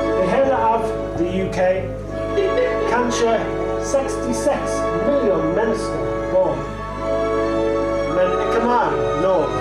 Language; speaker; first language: Swedish; non-native, learner; English